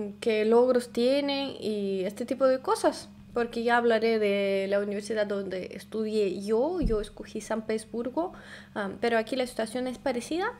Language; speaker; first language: Spanish; non-native, fluent; Russian